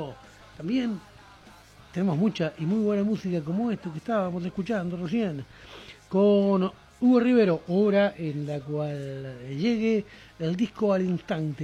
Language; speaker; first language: Spanish; native; Spanish